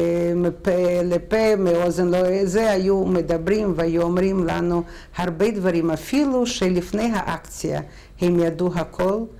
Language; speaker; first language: Hebrew; non-native, fluent; Russian